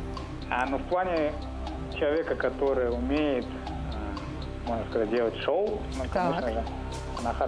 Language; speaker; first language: Russian; native; Russian